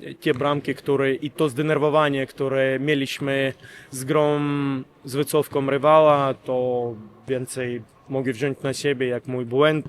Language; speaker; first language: Polish; non-native, learner; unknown